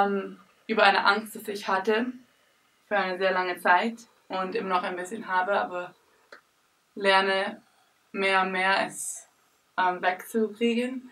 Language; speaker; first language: German; non-native, learner; English